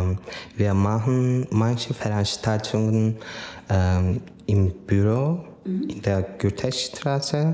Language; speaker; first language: German; non-native, learner; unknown